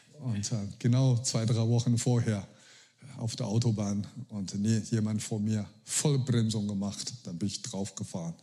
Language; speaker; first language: German; non-native, learner; Chinese